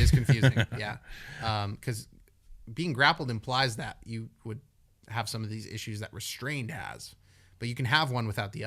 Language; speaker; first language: English; native; English